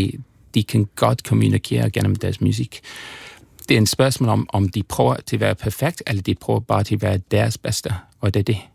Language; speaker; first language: Danish; non-native, learner; English